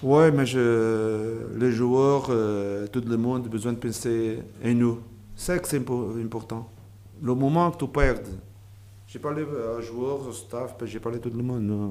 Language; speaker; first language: French; non-native, learner; Portuguese